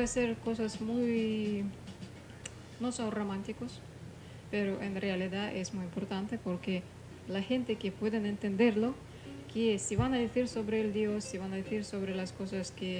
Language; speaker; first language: Spanish; non-native, fluent; Russian